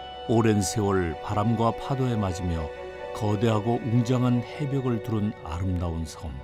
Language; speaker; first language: Korean; native; Korean